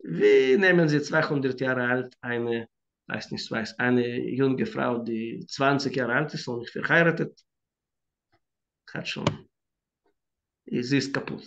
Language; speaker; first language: German; non-native, fluent; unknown